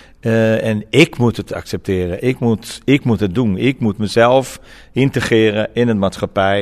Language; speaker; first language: Dutch; non-native, fluent; Portuguese